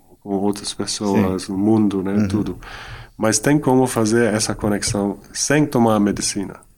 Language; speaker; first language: Portuguese; non-native, fluent; Dutch